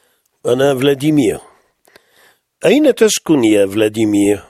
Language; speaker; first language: Arabic; non-native, fluent; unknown